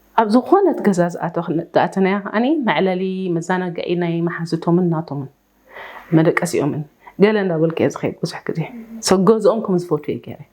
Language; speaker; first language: Tigrinya; early bilingual, heritage; Tigrinya